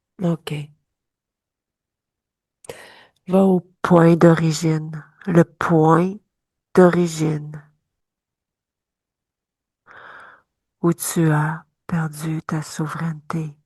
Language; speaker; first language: French; native; French